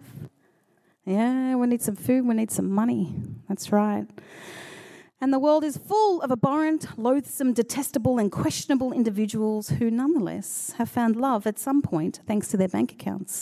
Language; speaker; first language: English; native; English